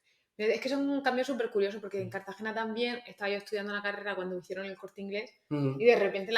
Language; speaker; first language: Spanish; native; Spanish